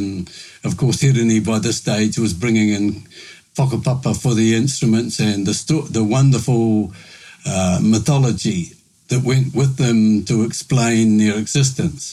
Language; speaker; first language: English; native; English